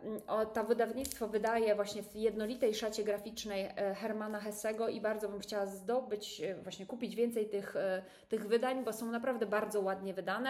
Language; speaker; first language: Polish; native; Polish